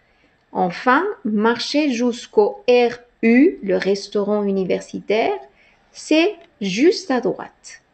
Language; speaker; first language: French; non-native, fluent; Spanish